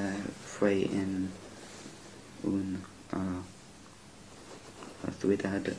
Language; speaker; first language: Spanish; non-native, learner; English